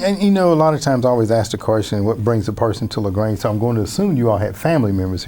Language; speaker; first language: English; native; English